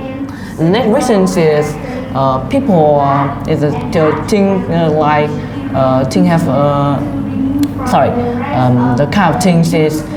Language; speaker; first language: English; non-native, learner; Vietnamese